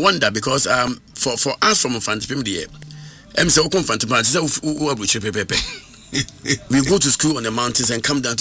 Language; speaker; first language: English; non-native, local second language; Akan